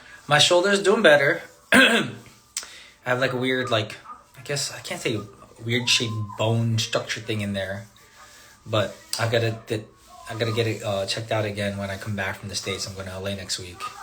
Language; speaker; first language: English; native; English